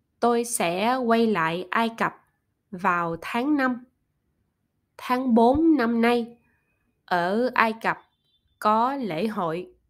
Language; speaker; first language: Vietnamese; non-native, learner; German